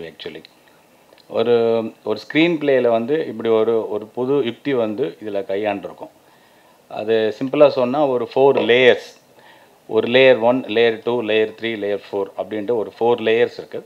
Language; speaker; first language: Tamil; native; Tamil